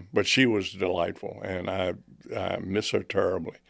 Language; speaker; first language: English; native; English